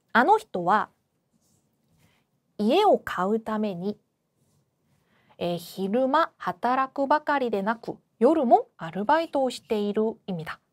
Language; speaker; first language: Japanese; non-native, fluent; Korean